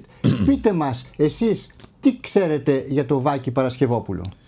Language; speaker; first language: Greek; native; Greek